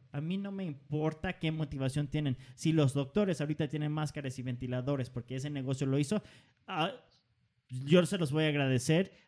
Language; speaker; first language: Spanish; non-native, fluent; Danish